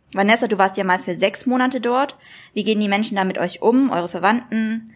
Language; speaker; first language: German; early bilingual, other home language; Vietnamese